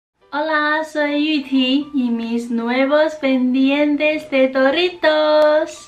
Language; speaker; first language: Spanish; non-native, fluent; Chinese